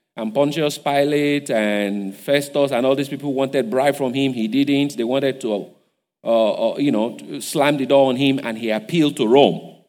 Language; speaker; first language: English; non-native, local second language; Yoruba